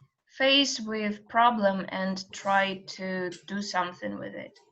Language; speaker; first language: English; non-native, fluent; Russian